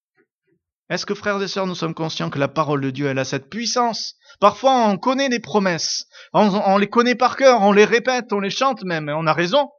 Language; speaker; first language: French; native; French